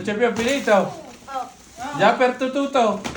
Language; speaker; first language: Italian; non-native, local second language; Filipino